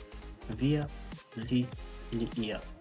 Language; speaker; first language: German; non-native, fluent; Macedonian